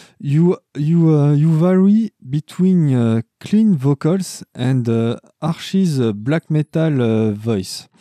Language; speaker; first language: English; non-native, learner; French